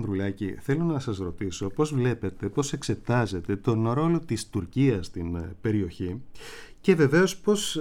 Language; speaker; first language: Greek; native; Greek